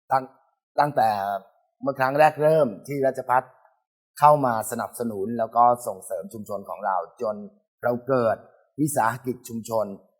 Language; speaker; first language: Thai; native; Thai